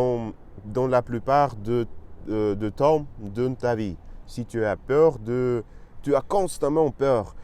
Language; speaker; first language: French; non-native, learner; Russian